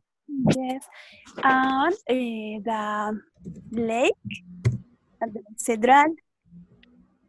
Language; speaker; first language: English; non-native, learner; Spanish